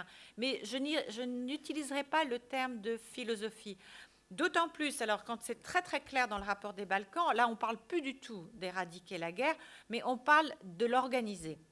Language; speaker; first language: French; native; French